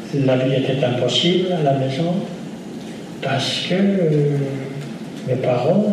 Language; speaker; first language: French; non-native, fluent; Yiddish